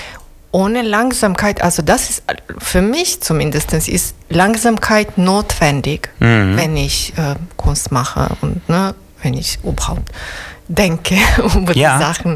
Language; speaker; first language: German; non-native, fluent; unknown